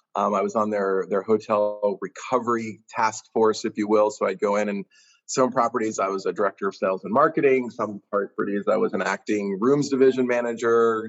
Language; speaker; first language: English; native; English